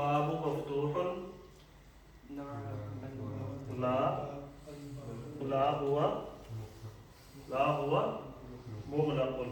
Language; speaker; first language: Arabic; non-native, fluent; Urdu